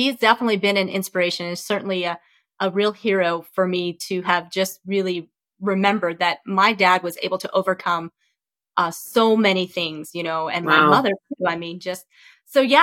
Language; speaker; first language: English; early bilingual, other home language; Vietnamese